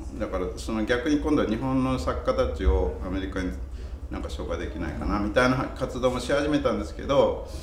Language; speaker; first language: Japanese; native; Japanese